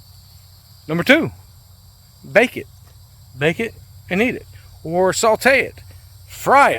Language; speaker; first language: English; native; English